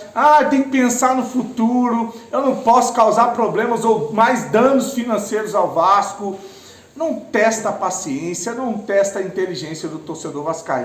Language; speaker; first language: Portuguese; native; Portuguese